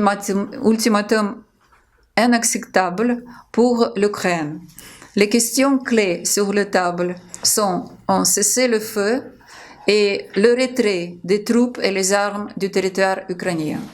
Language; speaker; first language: French; non-native, fluent; Ukrainian